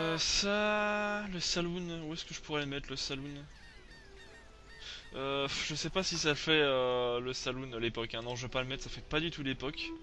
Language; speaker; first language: French; native; French